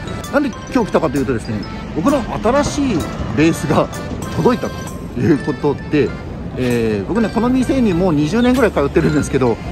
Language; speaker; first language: Japanese; native; Japanese